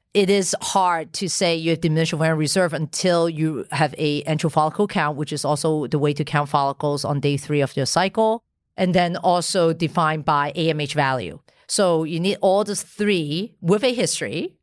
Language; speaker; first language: English; non-native, local second language; Cantonese